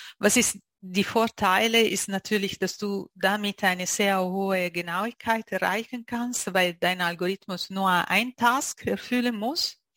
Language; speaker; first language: German; non-native, fluent; Italian